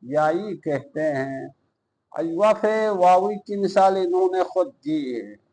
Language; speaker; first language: Urdu; non-native, local second language; Balti